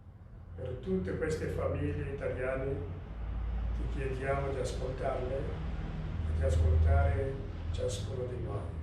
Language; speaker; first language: Italian; non-native, fluent; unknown